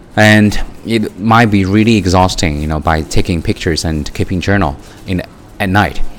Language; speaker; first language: English; non-native, fluent; Chinese